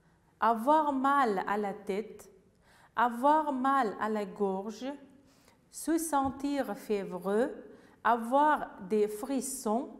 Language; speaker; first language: French; non-native, fluent; Uzbek